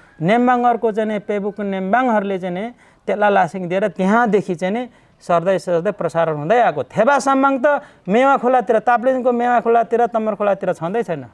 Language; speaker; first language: Nepali; non-native, local second language; Limbu